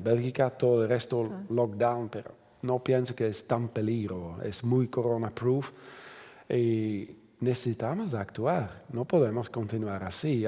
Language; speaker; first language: Spanish; non-native, fluent; Dutch